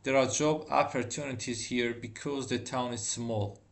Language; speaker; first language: English; non-native, fluent; Azerbaijani